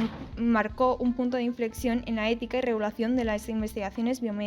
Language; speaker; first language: Spanish; native; Spanish